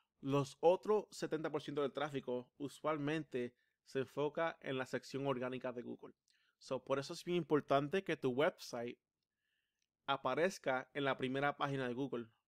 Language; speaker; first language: Spanish; early bilingual, heritage; Spanish